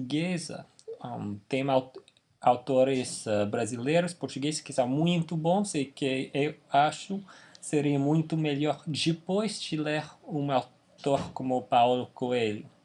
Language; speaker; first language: Portuguese; non-native, fluent; English